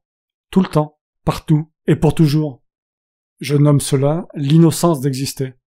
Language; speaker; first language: French; native; French